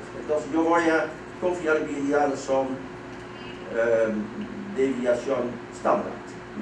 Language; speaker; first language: Spanish; non-native, fluent; Dutch